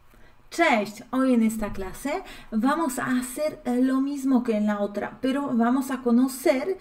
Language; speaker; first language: Spanish; non-native, fluent; Polish